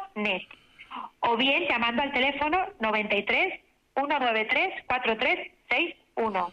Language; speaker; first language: Spanish; native; Spanish